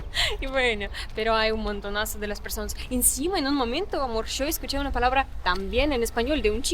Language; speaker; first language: Spanish; non-native, fluent; Russian